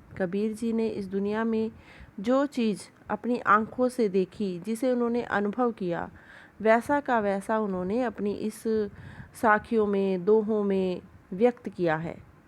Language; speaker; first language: Hindi; native; Hindi